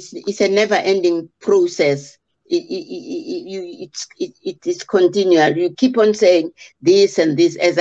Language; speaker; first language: English; non-native, local second language; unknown